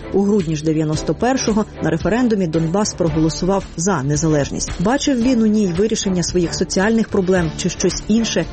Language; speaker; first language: Ukrainian; native; Ukrainian